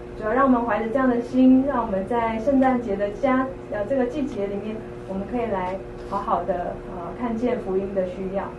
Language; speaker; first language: Chinese; native; Chinese